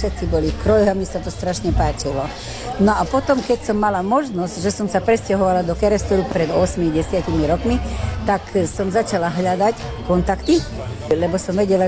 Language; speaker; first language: Slovak; native; Slovak